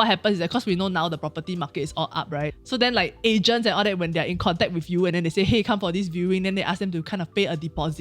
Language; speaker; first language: English; native; English